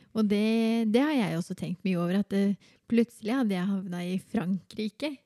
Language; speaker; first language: Norwegian; native; Norwegian